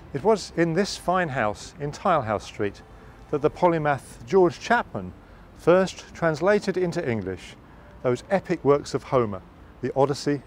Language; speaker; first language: English; native; English